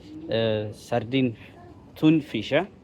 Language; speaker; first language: German; non-native, learner; Amharic